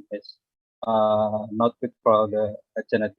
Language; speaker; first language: English; non-native, learner; Indonesian